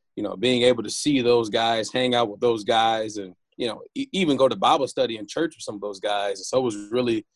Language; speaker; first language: English; native; English